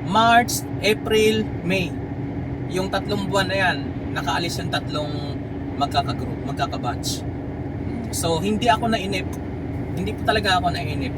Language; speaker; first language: Filipino; non-native, local second language; Cebuano